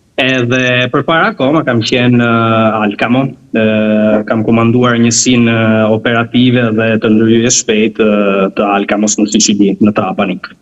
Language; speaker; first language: Albanian; early bilingual, heritage; Albanian